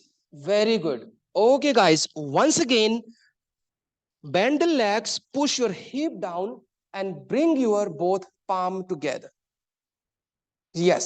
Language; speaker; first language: English; non-native, local second language; Hindi